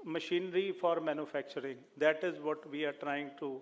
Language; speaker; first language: English; non-native, local second language; Punjabi